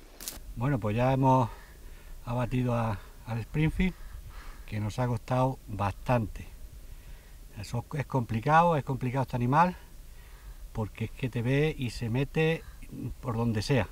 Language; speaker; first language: Spanish; native; Spanish